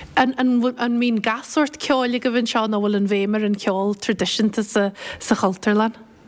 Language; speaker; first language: Irish; native; Irish